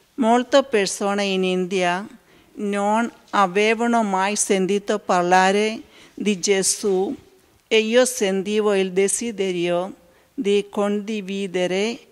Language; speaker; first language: Italian; non-native, fluent; Malayalam